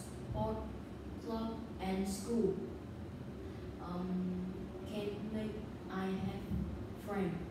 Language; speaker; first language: English; non-native, learner; Vietnamese